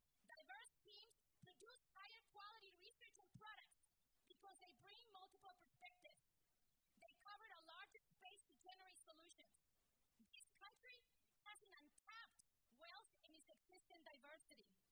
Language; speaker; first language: English; early bilingual, other home language; Spanish